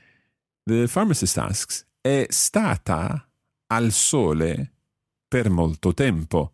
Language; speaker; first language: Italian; non-native, fluent; English